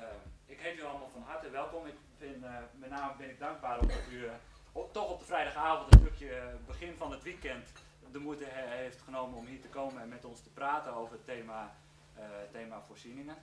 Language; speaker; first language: Dutch; native; Dutch